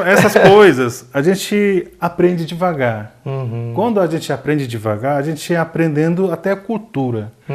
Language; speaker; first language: Portuguese; non-native, fluent; Korean